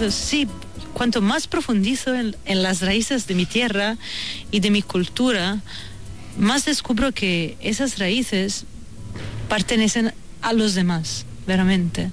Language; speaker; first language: Spanish; non-native, fluent; Italian